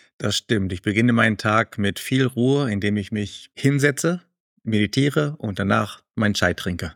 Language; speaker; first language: German; early bilingual, other home language; Spanish